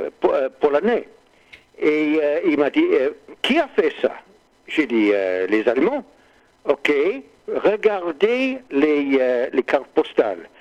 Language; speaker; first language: French; non-native, learner; English